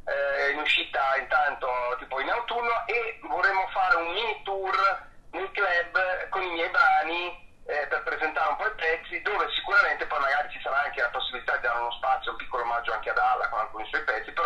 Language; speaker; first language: Italian; native; Italian